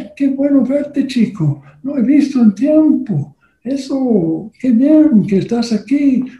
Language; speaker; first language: Spanish; non-native, learner; English